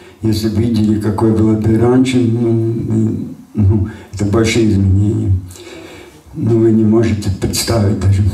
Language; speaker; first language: Russian; non-native, local second language; Latvian